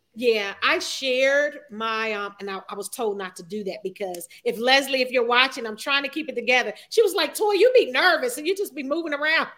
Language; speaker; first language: English; native; English